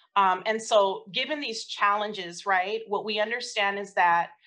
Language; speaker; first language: English; native; English